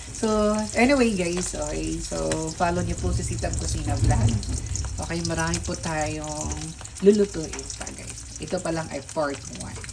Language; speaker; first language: Filipino; non-native, local second language; Cebuano